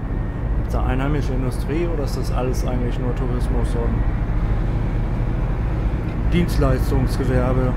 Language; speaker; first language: German; native; German